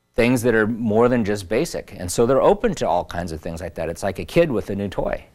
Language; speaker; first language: English; native; English